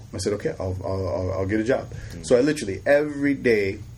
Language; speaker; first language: English; native; English